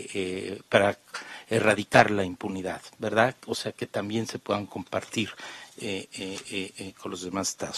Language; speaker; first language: Spanish; native; Spanish